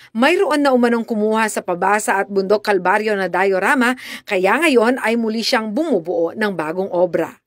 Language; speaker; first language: Filipino; native; Filipino